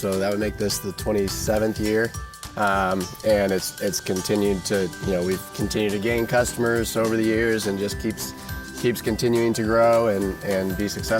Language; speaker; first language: English; native; English